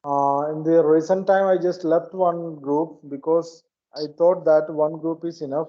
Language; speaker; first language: English; non-native, learner; Malayalam